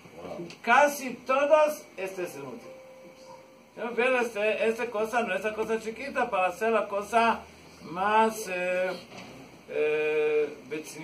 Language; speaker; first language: Spanish; non-native, learner; Hebrew